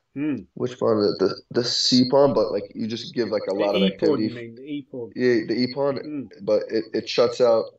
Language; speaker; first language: English; native; English